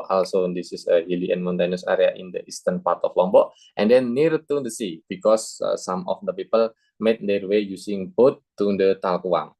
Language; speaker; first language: English; non-native, fluent; Indonesian